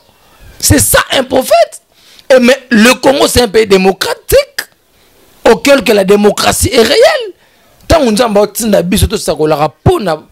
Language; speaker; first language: French; non-native, local second language; Lingala